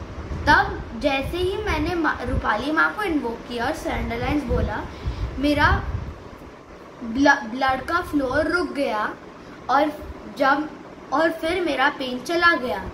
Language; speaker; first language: Hindi; native; Hindi